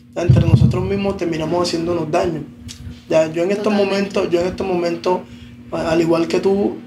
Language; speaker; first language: Spanish; native; Spanish